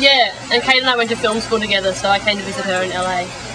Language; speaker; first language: English; native; English